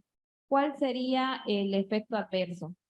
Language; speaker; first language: Spanish; native; Spanish